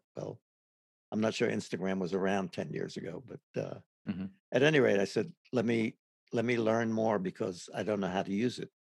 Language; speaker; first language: English; native; English